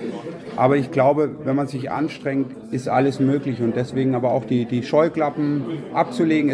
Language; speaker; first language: German; native; German